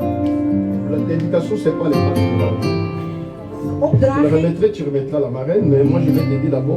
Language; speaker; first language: French; non-native, local second language; Lingala